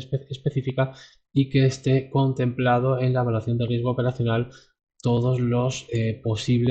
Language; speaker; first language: Spanish; native; Spanish